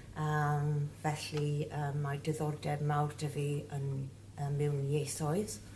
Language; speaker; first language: Welsh; non-native, local second language; English